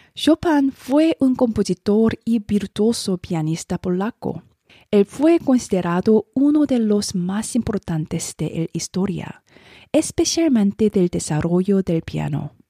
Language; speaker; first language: Spanish; non-native, learner; Korean